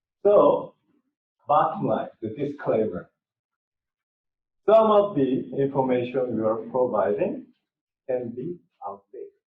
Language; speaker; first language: English; non-native, fluent; Korean